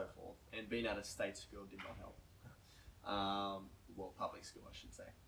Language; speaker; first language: English; native; English